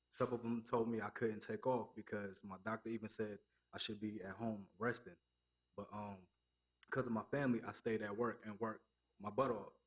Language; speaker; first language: English; native; English